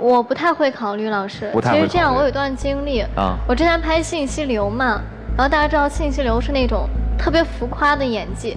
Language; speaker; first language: Chinese; native; Chinese